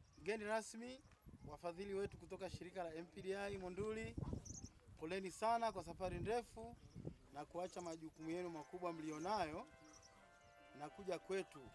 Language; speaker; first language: Swahili; native; Swahili